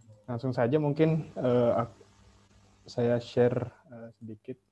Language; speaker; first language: Indonesian; native; Indonesian